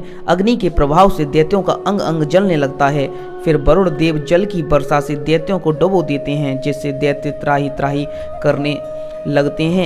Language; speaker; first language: Hindi; native; Hindi